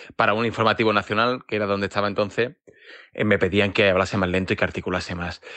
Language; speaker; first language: Spanish; native; Spanish